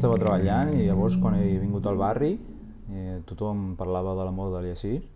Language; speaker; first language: Catalan; non-native, fluent; Arabic